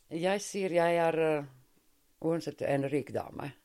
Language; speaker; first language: Norwegian; non-native, fluent; Serbian